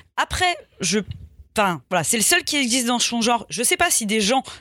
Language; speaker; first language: French; native; French